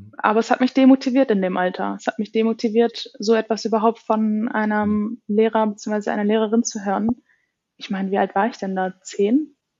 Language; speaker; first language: German; early bilingual, other home language; Turkish